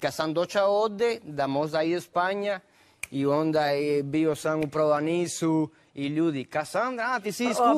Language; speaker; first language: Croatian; non-native, learner; Spanish